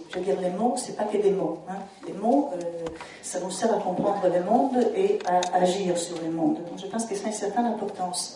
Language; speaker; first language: French; non-native, fluent; Italian